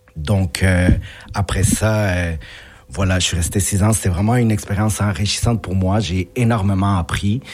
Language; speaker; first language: French; early bilingual, other home language; Spanish